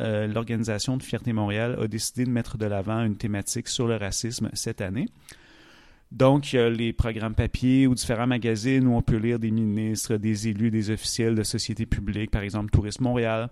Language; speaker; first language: French; native; French